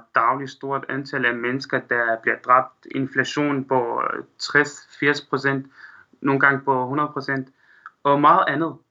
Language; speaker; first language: Danish; non-native, fluent; Arabic